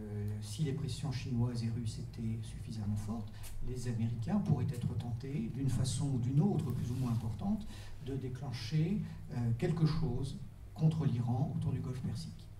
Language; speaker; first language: French; native; French